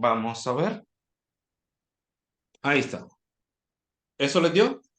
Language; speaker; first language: Spanish; native; Spanish